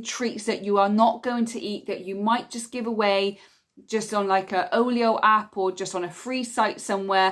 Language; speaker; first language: English; native; English